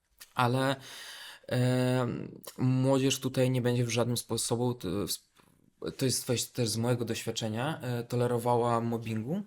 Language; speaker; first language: Polish; non-native, fluent; Belarusian